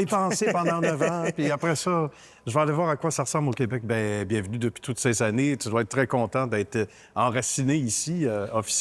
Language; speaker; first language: French; native; French